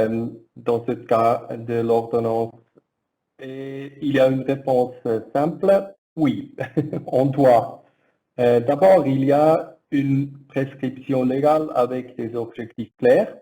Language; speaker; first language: French; non-native, learner; German